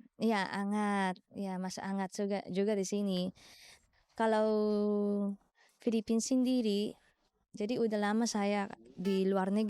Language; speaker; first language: Indonesian; non-native, learner; Filipino